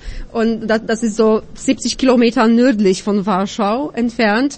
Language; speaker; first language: German; non-native, fluent; Polish